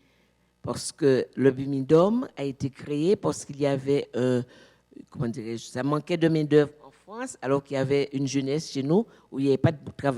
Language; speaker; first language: French; native; French